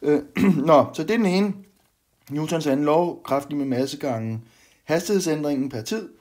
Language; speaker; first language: Danish; native; Danish